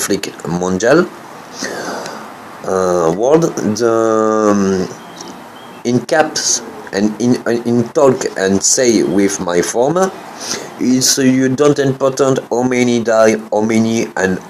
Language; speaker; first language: English; non-native, learner; French